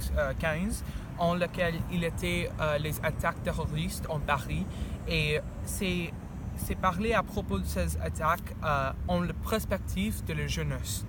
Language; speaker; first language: French; non-native, learner; English